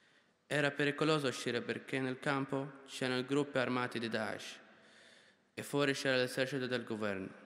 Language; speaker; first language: Italian; non-native, fluent; Arabic